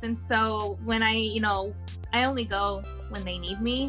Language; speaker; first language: English; early bilingual, other home language; Spanish